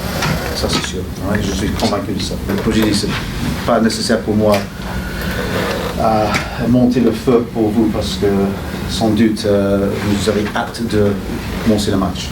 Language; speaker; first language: French; non-native, fluent; English